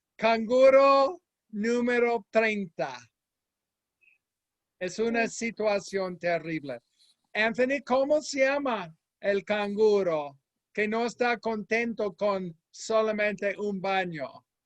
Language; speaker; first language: Spanish; non-native, fluent; English